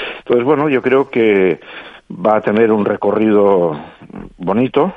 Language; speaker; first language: Spanish; non-native, local second language; Catalan